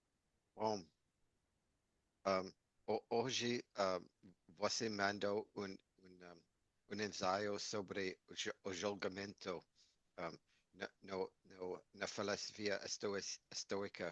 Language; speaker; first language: Portuguese; non-native, learner; English